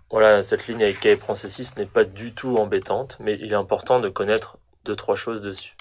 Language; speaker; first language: French; native; French